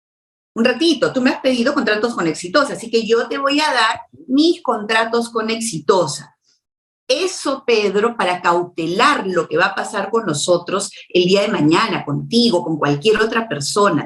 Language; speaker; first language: Spanish; native; Spanish